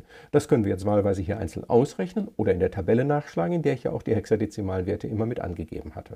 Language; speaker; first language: German; native; German